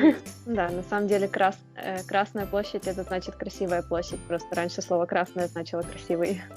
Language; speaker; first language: Russian; native; Russian